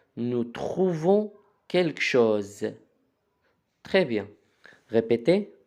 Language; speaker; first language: French; non-native, local second language; Arabic